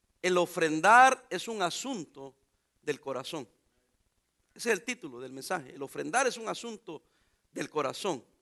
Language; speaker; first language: Spanish; native; Spanish